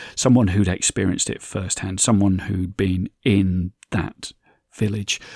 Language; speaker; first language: English; native; English